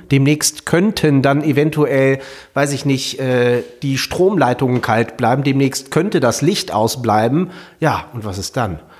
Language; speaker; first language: German; native; German